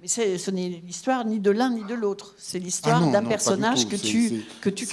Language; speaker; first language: French; native; French